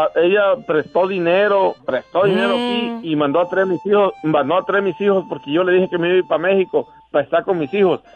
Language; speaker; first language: Spanish; native; Spanish